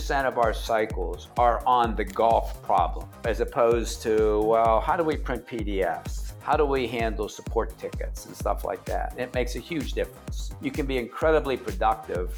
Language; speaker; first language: English; native; English